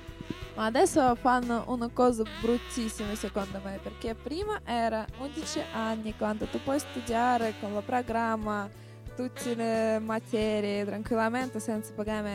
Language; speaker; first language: Italian; non-native, learner; Russian